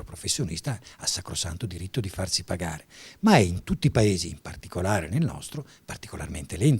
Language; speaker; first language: Italian; native; Italian